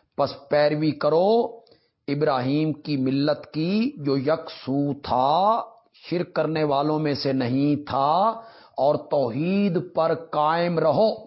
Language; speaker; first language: Urdu; non-native, local second language; Punjabi